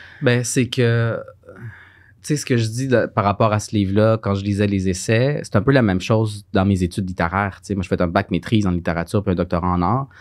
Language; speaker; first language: French; early bilingual, other home language; Spanish